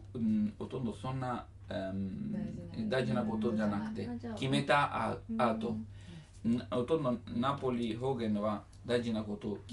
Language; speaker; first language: Japanese; non-native, learner; Italian